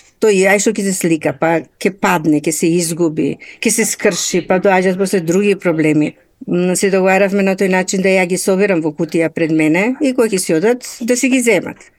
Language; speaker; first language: Macedonian; native; Macedonian